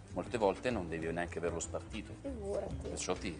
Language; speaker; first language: Italian; native; Italian